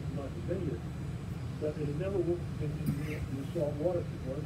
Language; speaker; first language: English; native; English